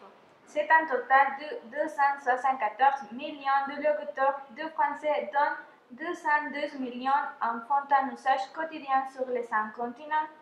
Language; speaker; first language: French; non-native, fluent; Spanish